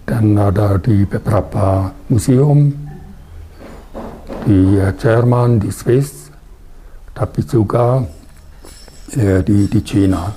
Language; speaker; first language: Indonesian; non-native, fluent; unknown